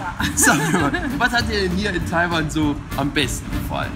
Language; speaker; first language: Chinese; non-native, fluent; German